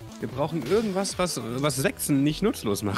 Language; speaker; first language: German; native; German